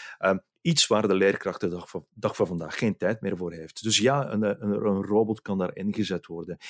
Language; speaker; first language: Dutch; native; Dutch